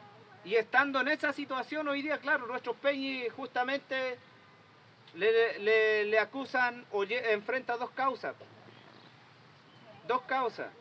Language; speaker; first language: Spanish; native; Spanish